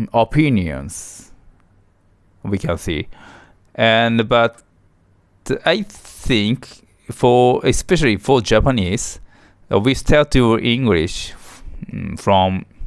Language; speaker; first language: English; non-native, learner; Japanese